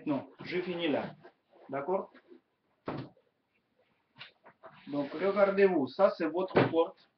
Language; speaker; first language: French; non-native, learner; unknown